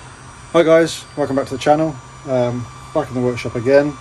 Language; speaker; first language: English; native; English